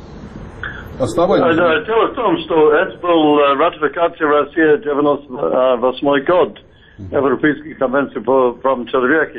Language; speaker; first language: Russian; non-native, fluent; English